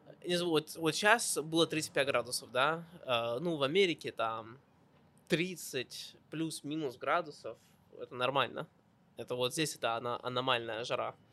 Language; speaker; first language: Russian; early bilingual, heritage; Russian